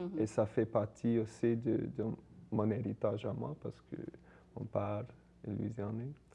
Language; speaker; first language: French; non-native, fluent; Swedish